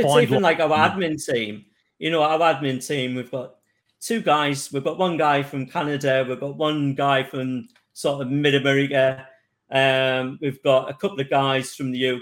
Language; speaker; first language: English; native; English